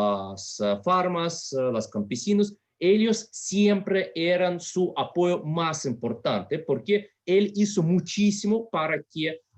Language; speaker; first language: Spanish; non-native, fluent; Russian